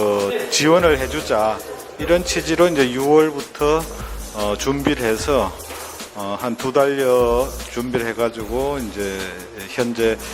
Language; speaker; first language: Korean; native; Korean